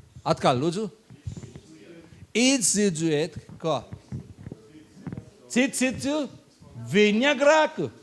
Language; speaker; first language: Latvian; non-native, learner; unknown